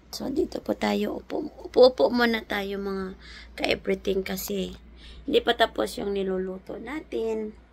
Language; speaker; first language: Filipino; non-native, local second language; Cebuano